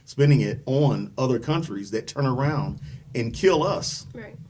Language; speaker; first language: English; native; English